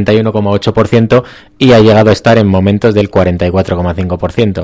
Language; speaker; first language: Spanish; native; Spanish